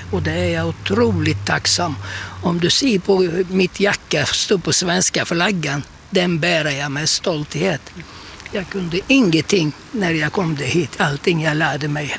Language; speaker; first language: Swedish; non-native, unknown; Turkish